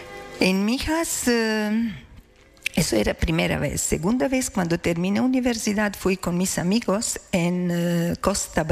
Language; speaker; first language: Spanish; non-native, learner; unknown